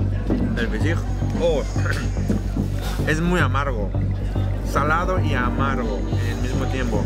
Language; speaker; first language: Spanish; non-native, fluent; Arabic